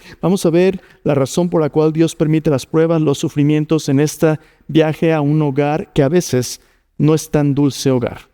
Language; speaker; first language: Spanish; native; Spanish